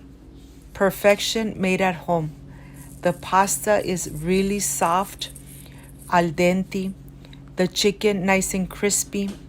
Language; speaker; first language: English; non-native, fluent; Spanish